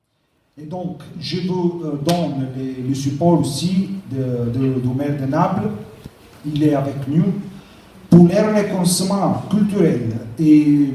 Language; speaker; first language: French; non-native, learner; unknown